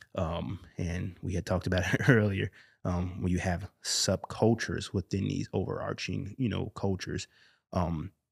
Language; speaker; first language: English; native; English